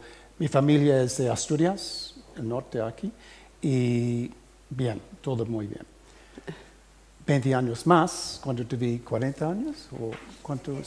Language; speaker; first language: Spanish; early bilingual, heritage; English